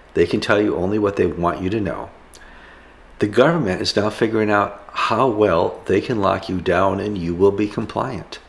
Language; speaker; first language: English; native; English